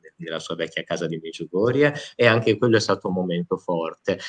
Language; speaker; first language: Italian; native; Italian